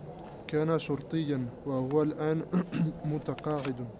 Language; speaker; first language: Arabic; non-native, learner; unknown